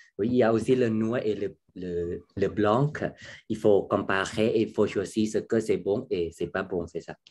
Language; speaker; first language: French; non-native, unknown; Thai